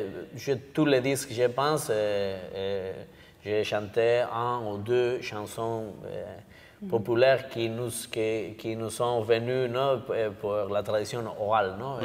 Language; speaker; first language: French; non-native, learner; Basque